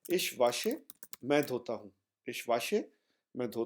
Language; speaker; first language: German; non-native, fluent; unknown